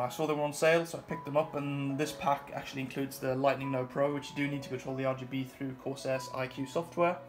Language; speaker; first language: English; non-native, fluent; Swedish